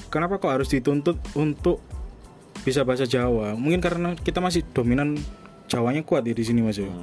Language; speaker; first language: Indonesian; non-native, local second language; Javanese